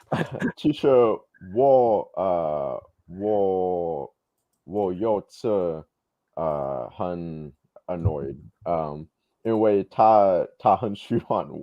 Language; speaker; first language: Chinese; non-native, learner; English